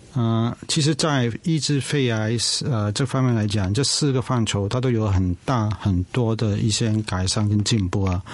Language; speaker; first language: Chinese; non-native, local second language; Cantonese